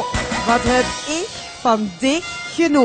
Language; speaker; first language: Dutch; native; Dutch